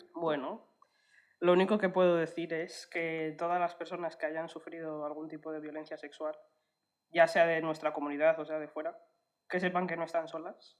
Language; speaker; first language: Spanish; early bilingual, other home language; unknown